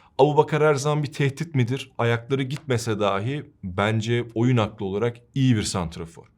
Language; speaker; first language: Turkish; native; Turkish